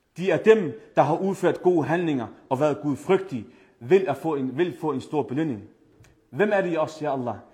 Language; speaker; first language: Danish; early bilingual, other home language; Arabic